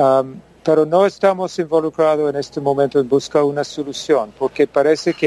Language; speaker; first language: Spanish; non-native, fluent; English